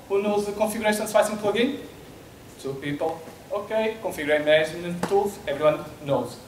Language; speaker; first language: English; non-native, learner; Portuguese